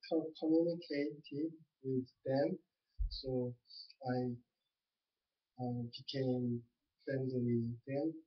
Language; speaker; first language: English; non-native, learner; Korean